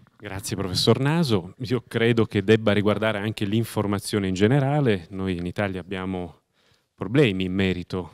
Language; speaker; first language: Italian; native; Italian